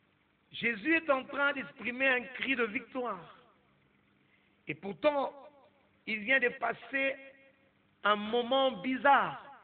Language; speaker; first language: French; non-native, local second language; Lingala